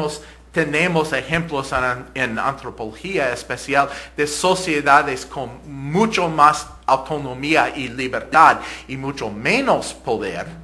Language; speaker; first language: Spanish; non-native, fluent; English